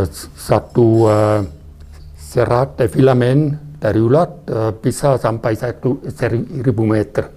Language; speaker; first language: Indonesian; non-native, fluent; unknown